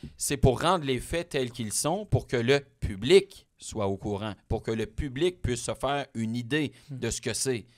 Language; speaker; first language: French; native; French